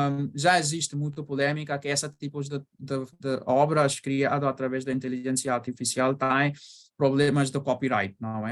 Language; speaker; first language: Portuguese; non-native, learner; Bangla